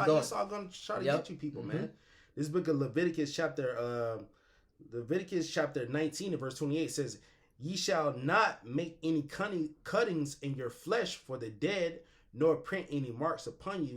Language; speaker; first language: English; native; English